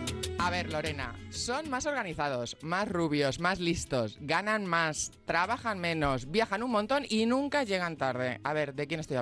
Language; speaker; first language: Spanish; native; Spanish